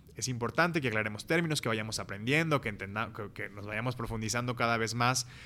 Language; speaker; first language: Spanish; native; Spanish